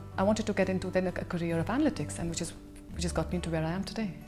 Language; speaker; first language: English; non-native, local second language; Hindi